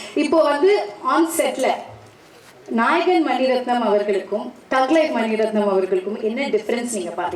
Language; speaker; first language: Tamil; native; Tamil